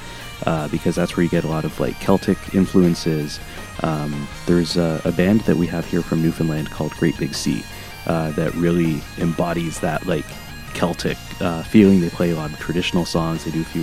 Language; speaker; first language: English; native; English